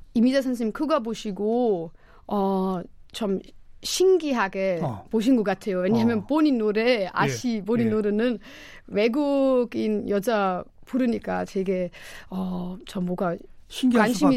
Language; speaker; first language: Korean; non-native, fluent; German